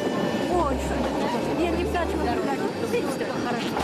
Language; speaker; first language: Russian; non-native, learner; French